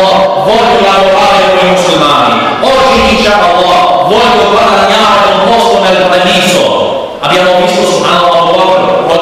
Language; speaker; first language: Italian; non-native, learner; English